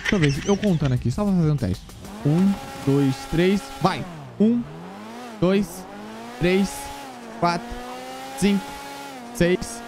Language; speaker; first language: Portuguese; native; Portuguese